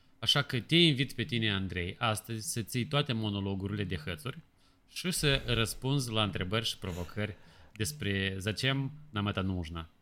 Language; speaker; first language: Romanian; non-native, local second language; Russian